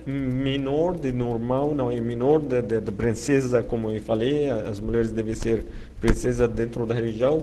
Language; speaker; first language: Portuguese; non-native, fluent; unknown